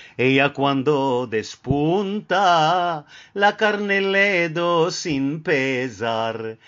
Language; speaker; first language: Spanish; early bilingual, heritage; Ladino